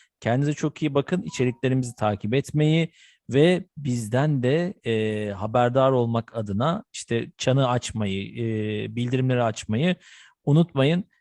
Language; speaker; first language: Turkish; native; Turkish